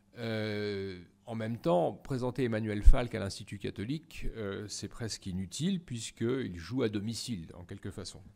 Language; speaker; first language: French; native; French